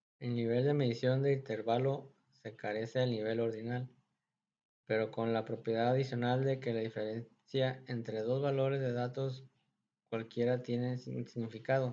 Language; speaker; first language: Spanish; native; Spanish